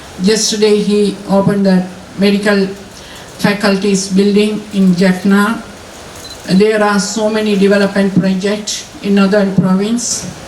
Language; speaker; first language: English; non-native, local second language; Tamil